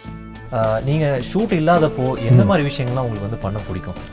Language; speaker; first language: Tamil; native; Tamil